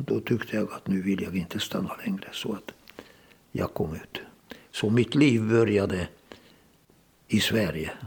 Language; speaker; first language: Swedish; non-native, fluent; Hungarian